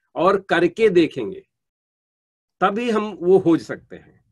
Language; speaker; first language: Hindi; native; Hindi